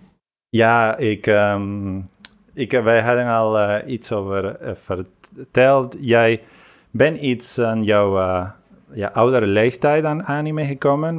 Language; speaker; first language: Dutch; non-native, fluent; Spanish